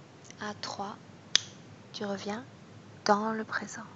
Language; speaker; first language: French; native; French